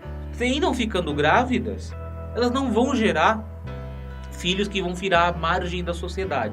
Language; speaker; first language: Portuguese; native; Portuguese